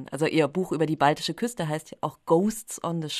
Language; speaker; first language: German; native; German